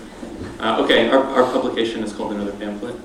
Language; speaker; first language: English; native; English